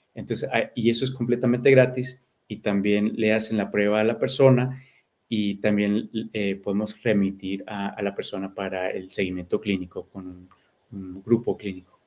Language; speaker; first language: Spanish; early bilingual, heritage; Spanish